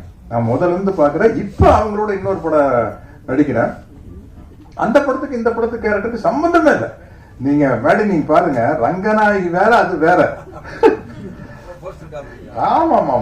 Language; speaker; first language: Tamil; native; Tamil